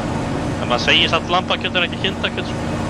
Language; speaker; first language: Icelandic; native; Icelandic